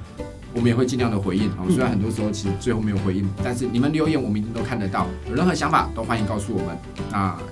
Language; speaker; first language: Chinese; native; Chinese